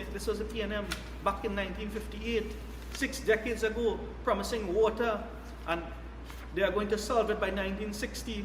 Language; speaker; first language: English; native; English